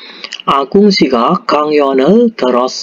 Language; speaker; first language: Korean; non-native, learner; Indonesian